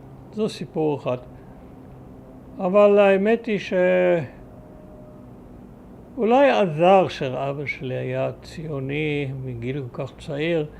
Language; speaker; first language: Hebrew; early bilingual, other home language; German